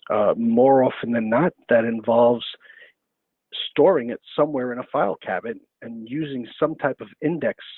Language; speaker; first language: English; native; English